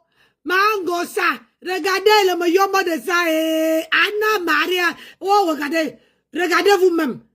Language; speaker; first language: French; non-native, local second language; Lingala